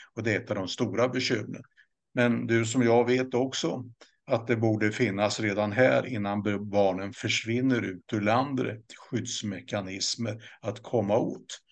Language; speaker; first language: Swedish; native; Swedish